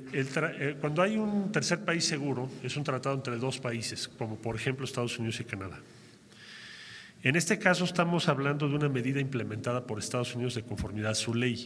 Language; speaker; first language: Spanish; native; Spanish